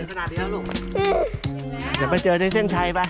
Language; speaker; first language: Thai; native; Thai